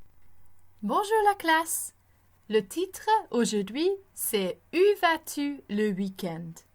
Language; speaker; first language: French; non-native, fluent; English